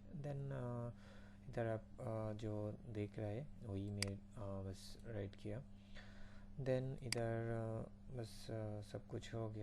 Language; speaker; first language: Hindi; non-native, fluent; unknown